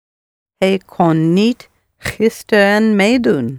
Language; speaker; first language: Dutch; non-native, learner; English